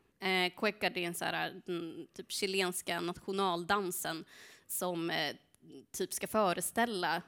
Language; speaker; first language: Swedish; early bilingual, other home language; Spanish